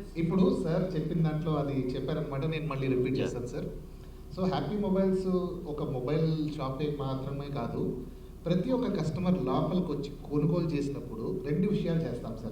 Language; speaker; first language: Telugu; native; Telugu